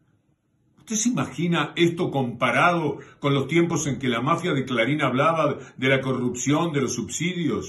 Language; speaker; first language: Spanish; native; Spanish